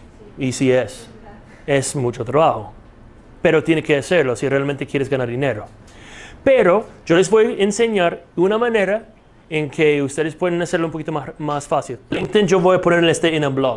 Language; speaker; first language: Spanish; non-native, fluent; English